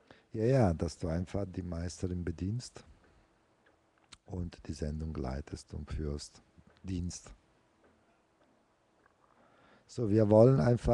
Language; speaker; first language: German; non-native, fluent; Italian